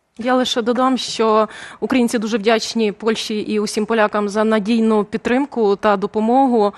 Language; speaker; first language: Ukrainian; native; Ukrainian